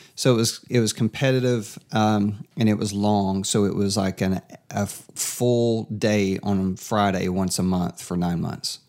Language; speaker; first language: English; native; English